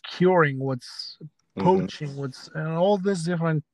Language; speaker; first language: English; early bilingual, other home language; Spanish